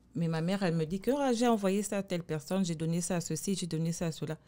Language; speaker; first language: French; non-native, local second language; Lingala